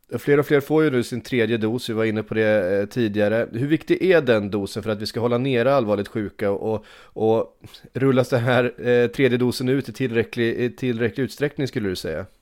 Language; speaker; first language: Swedish; native; Swedish